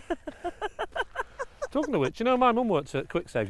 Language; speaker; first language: English; native; English